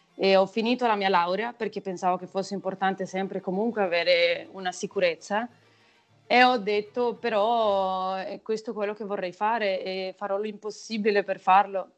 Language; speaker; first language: Italian; non-native, fluent; Spanish